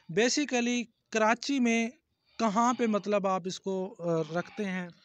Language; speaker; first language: Urdu; native; Urdu